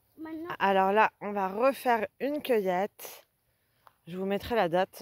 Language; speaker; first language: French; native; French